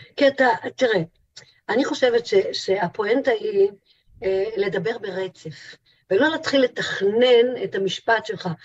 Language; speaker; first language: Hebrew; native; Hebrew